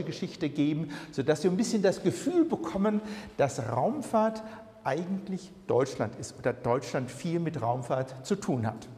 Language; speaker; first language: German; native; German